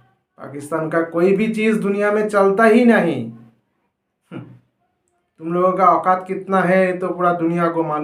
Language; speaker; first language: Hindi; non-native, local second language; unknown